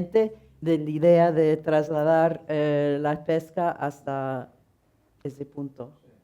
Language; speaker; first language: Spanish; non-native, fluent; English